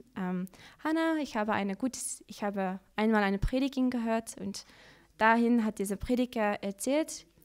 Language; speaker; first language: German; non-native, learner; Dutch